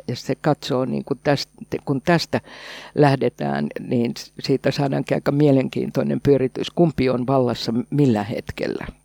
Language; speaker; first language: Finnish; native; Finnish